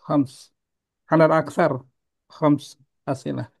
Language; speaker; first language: Arabic; non-native, fluent; Indonesian